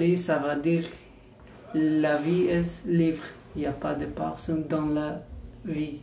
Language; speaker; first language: French; non-native, learner; Persian